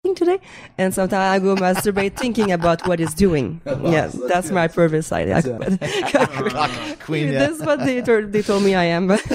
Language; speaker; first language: English; non-native, fluent; French